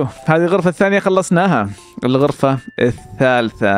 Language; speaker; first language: Arabic; native; Arabic